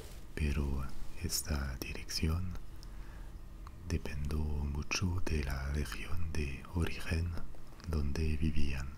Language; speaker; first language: Spanish; non-native, fluent; French